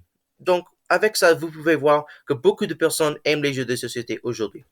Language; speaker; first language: French; non-native, learner; English